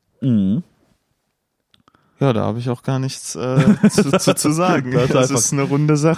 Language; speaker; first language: German; native; German